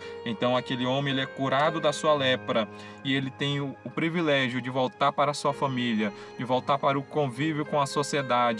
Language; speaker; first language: Portuguese; native; Portuguese